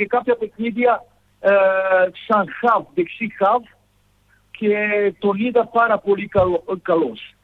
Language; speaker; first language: Greek; non-native, fluent; Serbian